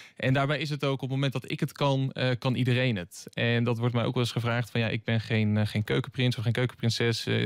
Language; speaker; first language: Dutch; native; Dutch